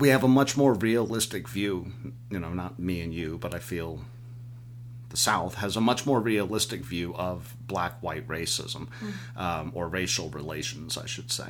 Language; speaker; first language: English; native; English